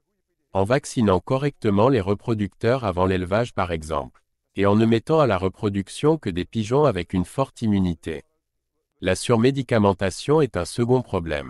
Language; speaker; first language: French; native; French